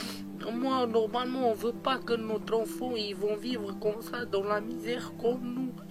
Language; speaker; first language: French; non-native, learner; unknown